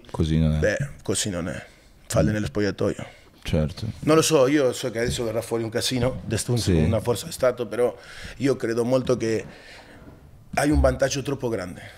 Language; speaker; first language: Italian; non-native, fluent; Spanish